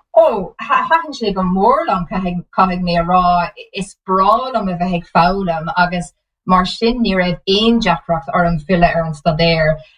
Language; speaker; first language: Irish; non-native, local second language; English